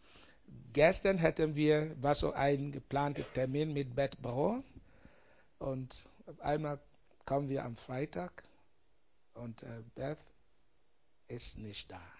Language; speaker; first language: German; non-native, learner; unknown